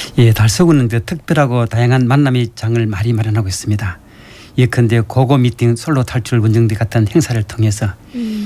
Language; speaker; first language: Korean; native; Korean